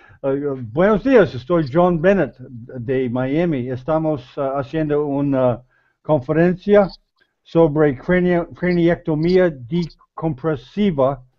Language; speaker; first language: Spanish; non-native, learner; English